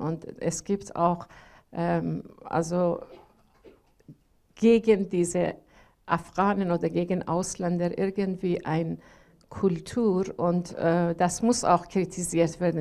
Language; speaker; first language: German; non-native, learner; Persian